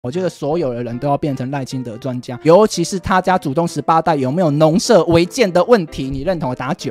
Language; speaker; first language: Chinese; native; Chinese